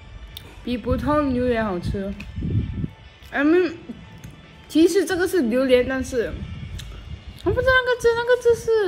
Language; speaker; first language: Chinese; non-native, local second language; English